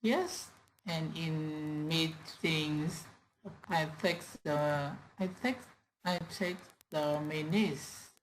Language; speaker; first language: English; non-native, learner; Vietnamese